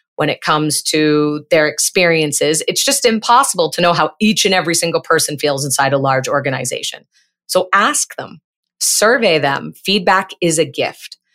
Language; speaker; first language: English; native; English